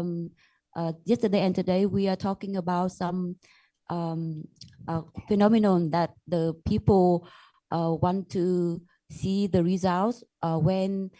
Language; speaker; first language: English; non-native, learner; Vietnamese